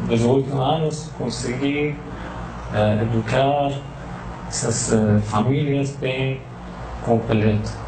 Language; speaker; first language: Portuguese; non-native, learner; Persian